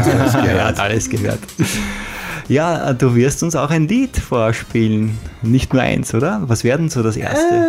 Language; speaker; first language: German; native; German